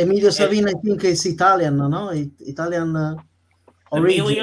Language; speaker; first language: English; non-native, learner; Italian